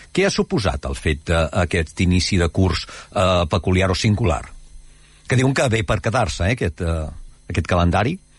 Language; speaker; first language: Catalan; native; Catalan